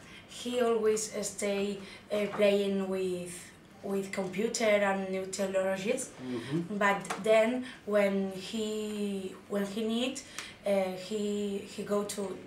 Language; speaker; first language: English; non-native, learner; Spanish